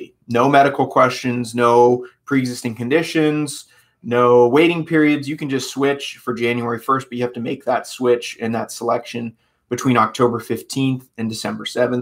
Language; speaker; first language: English; native; English